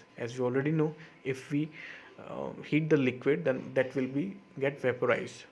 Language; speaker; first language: English; non-native, local second language; Hindi